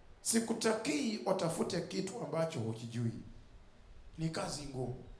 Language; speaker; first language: Swahili; non-native, fluent; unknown